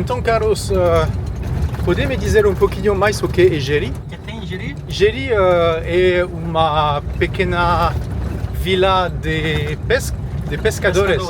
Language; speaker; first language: Portuguese; non-native, learner; French